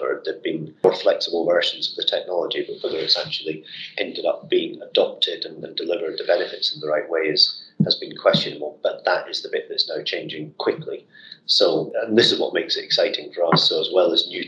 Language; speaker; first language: English; native; English